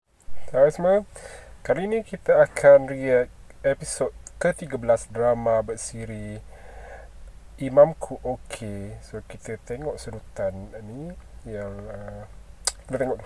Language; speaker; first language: Malay; native; Malay